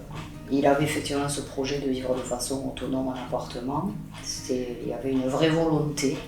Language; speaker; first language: French; native; French